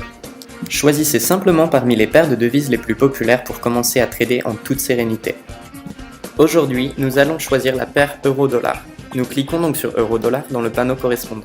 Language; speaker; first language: French; native; French